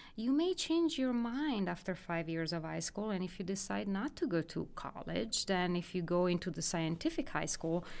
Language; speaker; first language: English; non-native, fluent; Italian